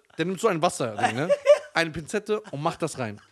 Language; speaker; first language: German; early bilingual, heritage; Persian